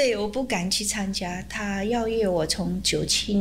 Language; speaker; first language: Chinese; non-native, fluent; Indonesian